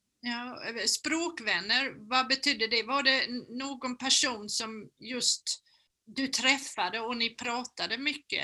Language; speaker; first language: Swedish; native; Swedish